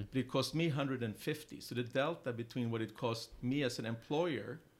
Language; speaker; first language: English; non-native, fluent; Swedish